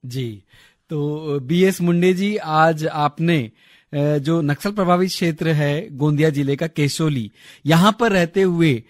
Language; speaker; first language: Hindi; native; Hindi